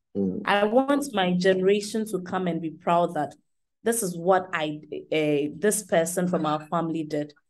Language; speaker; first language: English; non-native, local second language; Akan